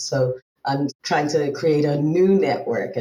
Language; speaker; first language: English; native; English